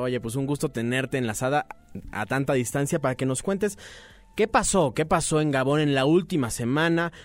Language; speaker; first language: Spanish; native; Spanish